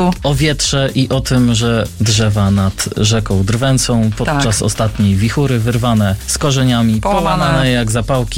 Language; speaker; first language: Polish; native; Polish